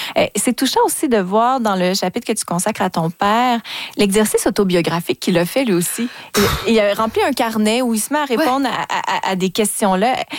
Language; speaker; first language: French; native; French